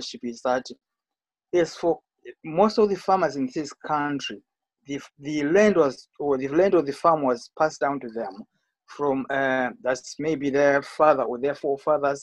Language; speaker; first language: English; non-native, local second language; Shona